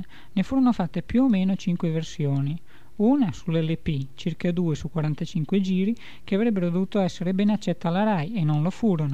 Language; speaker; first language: Italian; native; Italian